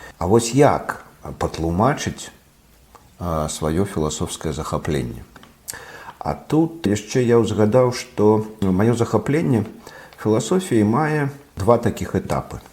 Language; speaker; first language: Belarusian; non-native, local second language; Russian